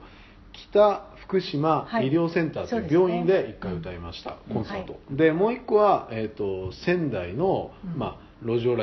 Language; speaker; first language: Japanese; native; Japanese